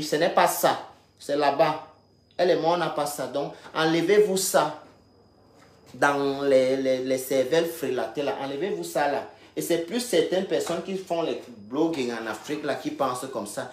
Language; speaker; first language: French; native; French